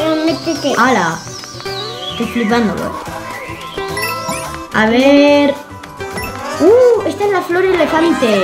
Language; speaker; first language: Spanish; native; Spanish